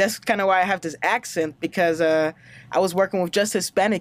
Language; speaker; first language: English; non-native, fluent; German